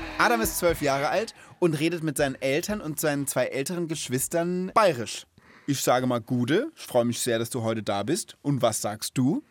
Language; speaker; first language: German; native; German